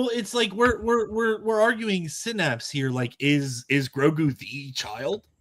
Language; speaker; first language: English; native; English